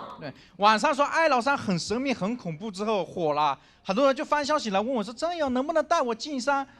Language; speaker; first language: Chinese; non-native, local second language; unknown